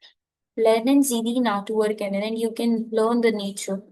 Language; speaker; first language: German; non-native, fluent; Hindi